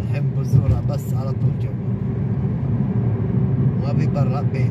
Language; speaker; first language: Arabic; non-native, learner; Urdu